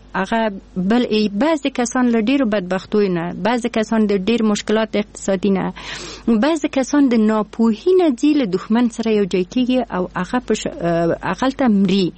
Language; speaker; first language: Pashto; non-native, local second language; Persian